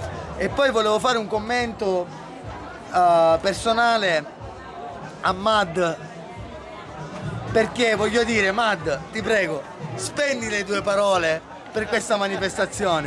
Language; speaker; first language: Italian; native; Italian